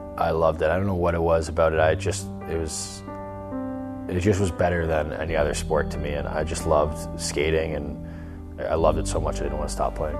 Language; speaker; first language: English; native; English